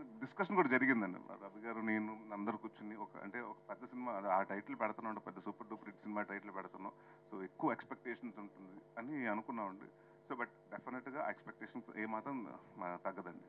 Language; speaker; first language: Telugu; native; Telugu